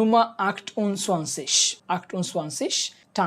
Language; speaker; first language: German; non-native, fluent; Bangla